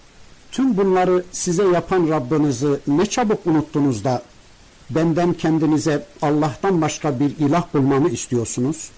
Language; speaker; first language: Turkish; native; Turkish